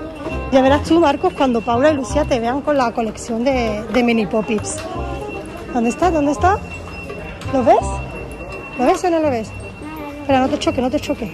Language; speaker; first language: Spanish; native; Spanish